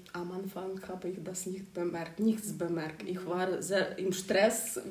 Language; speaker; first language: German; non-native, learner; Ukrainian